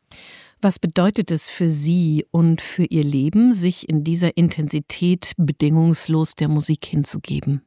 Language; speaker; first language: German; native; German